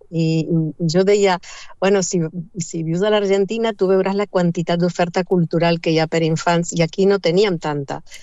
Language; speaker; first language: Catalan; non-native, fluent; Spanish